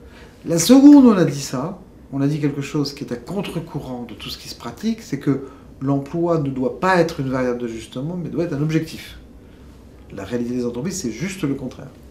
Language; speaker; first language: French; native; French